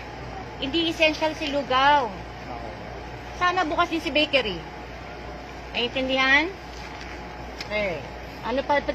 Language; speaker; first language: Filipino; native; Filipino